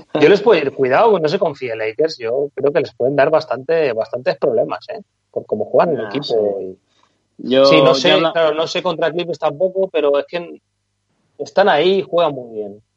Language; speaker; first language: Spanish; native; Spanish